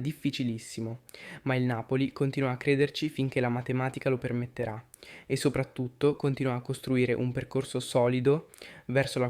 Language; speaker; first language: Italian; native; Italian